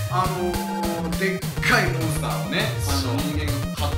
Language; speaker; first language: Japanese; native; Japanese